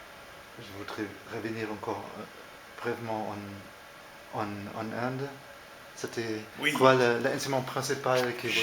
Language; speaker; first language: French; non-native, fluent; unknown